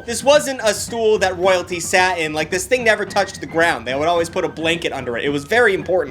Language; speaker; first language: English; native; English